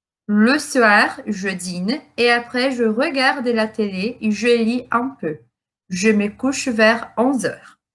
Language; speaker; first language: French; non-native, fluent; Portuguese